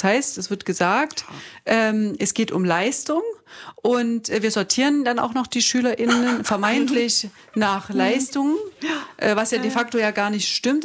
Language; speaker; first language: German; native; German